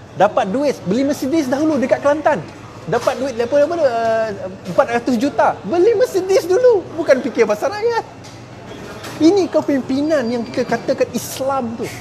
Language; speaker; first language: Malay; native; Malay